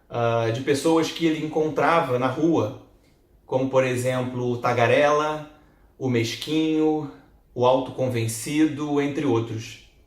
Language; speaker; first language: Portuguese; native; Portuguese